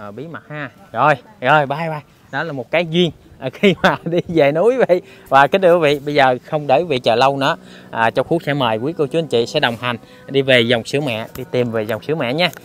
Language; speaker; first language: Vietnamese; native; Vietnamese